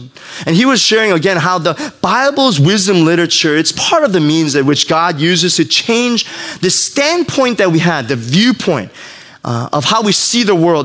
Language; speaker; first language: English; native; English